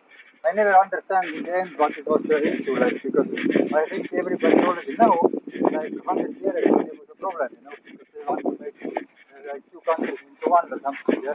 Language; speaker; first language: English; non-native, learner; Estonian